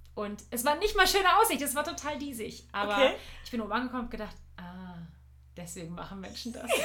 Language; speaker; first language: German; native; German